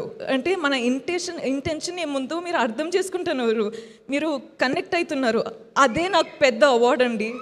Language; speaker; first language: Telugu; non-native, fluent; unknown